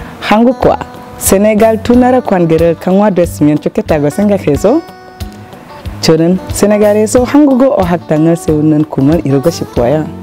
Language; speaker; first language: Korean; non-native, fluent; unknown